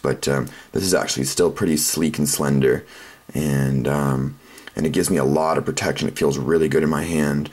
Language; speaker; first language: English; native; English